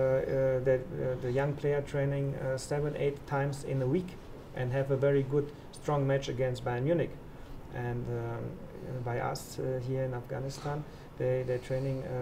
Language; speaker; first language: English; non-native, fluent; German